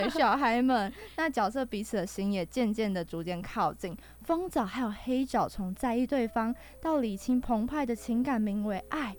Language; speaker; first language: Chinese; native; Chinese